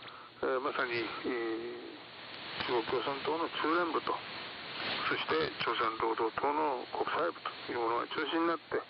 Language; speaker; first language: Japanese; native; Japanese